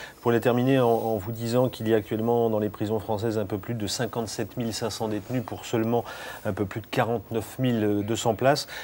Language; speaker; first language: French; native; French